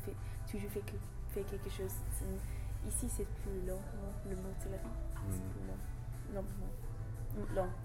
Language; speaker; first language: French; non-native, learner; English